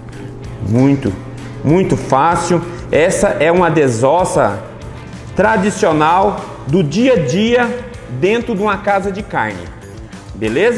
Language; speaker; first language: Portuguese; native; Portuguese